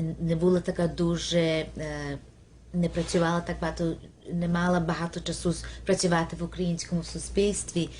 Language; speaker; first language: Ukrainian; early bilingual, heritage; Ukrainian